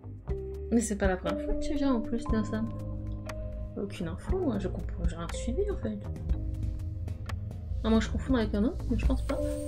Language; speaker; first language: French; native; French